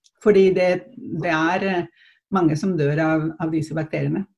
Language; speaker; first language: Norwegian; non-native, fluent; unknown